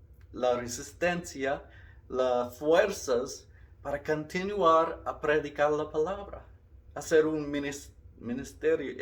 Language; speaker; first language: Spanish; non-native, learner; English